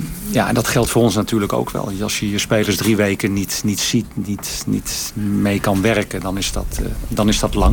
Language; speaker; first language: Dutch; native; Dutch